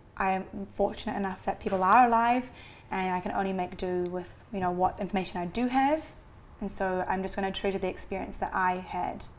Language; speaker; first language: English; native; English